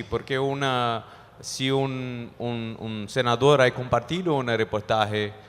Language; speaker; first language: Spanish; non-native, fluent; Portuguese